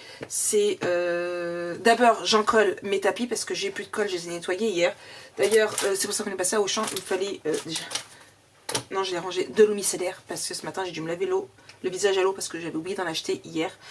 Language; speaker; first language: French; native; French